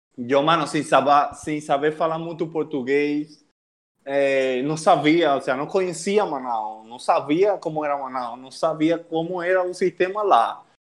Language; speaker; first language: Portuguese; non-native, fluent; Spanish